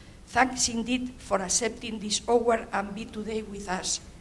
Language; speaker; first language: English; non-native, fluent; Spanish